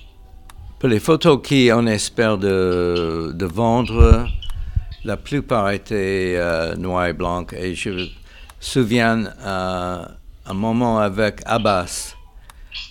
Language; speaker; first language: French; non-native, fluent; English